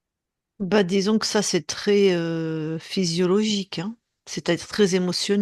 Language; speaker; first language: French; native; French